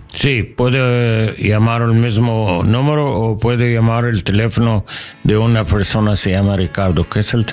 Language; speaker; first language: Spanish; non-native, learner; English